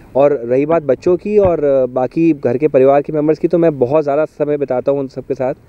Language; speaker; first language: Hindi; native; Hindi